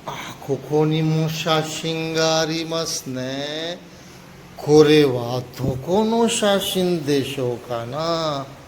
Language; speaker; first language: Japanese; non-native, fluent; Urdu